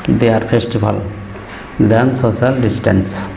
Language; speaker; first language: English; non-native, local second language; Bangla